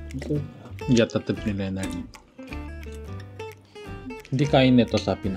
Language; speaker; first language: Filipino; non-native, learner; Korean